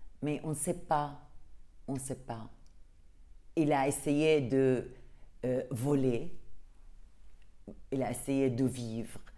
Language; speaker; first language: French; non-native, learner; Arabic